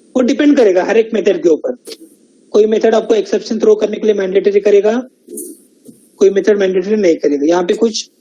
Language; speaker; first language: Hindi; non-native, local second language; Marathi